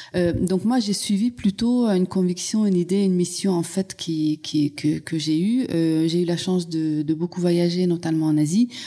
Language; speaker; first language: French; non-native, fluent; Hungarian